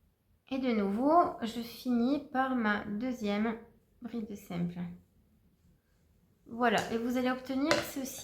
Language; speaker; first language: French; native; French